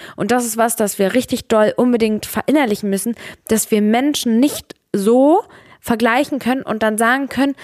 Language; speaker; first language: German; early bilingual, other home language; Serbian